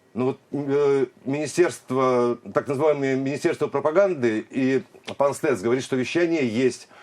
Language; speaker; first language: Russian; native; Russian